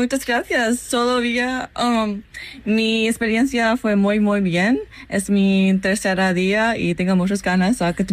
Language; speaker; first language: Spanish; non-native, learner; English